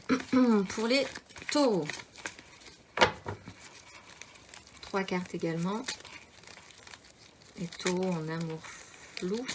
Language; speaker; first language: French; native; French